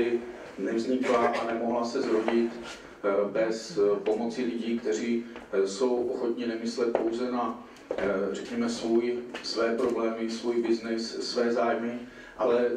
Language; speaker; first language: Czech; native; Czech